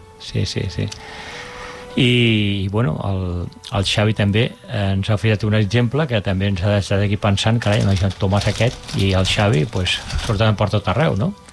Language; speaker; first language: Catalan; non-native, local second language; Spanish